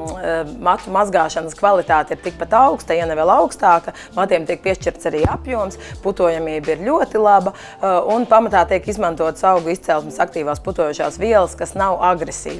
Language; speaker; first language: Latvian; native; Latvian